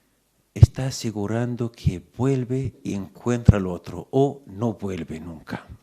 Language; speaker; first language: Spanish; non-native, fluent; Arabic